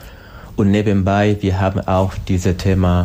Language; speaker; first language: German; non-native, learner; Swahili